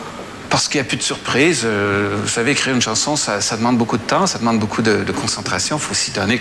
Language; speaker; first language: French; native; French